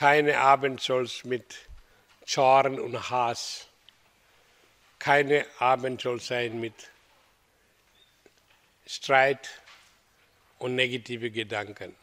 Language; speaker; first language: German; non-native, fluent; Hindi